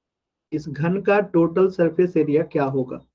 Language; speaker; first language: Hindi; native; Hindi